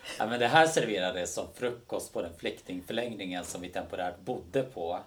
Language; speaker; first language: Swedish; early bilingual, other home language; Bosnian